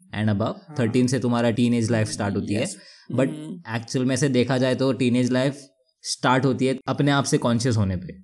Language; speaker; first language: Hindi; non-native, local second language; Marathi